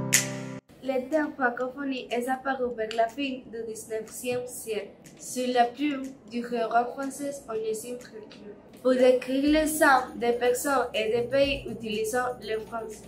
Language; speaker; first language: French; non-native, learner; Spanish